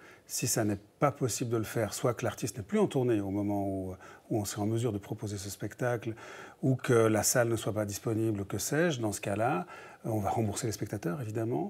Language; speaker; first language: French; native; French